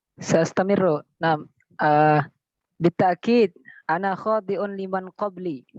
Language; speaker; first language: Arabic; non-native, learner; Indonesian